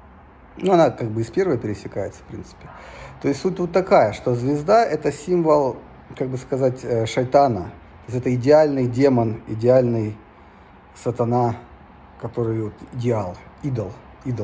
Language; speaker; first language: Russian; native; Russian